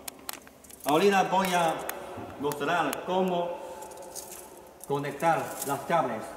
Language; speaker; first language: Spanish; non-native, learner; Chinese